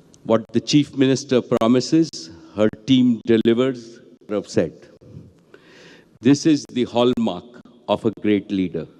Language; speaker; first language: English; non-native, local second language; Gujarati